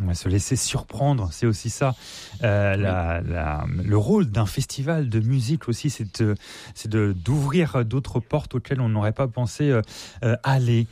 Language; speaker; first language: French; native; French